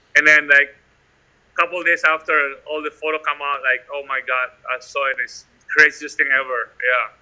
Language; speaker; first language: English; non-native, fluent; Indonesian